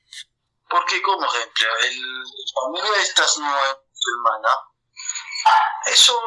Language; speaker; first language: Spanish; non-native, learner; Arabic